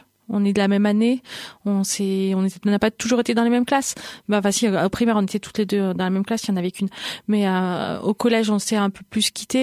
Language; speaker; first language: French; native; French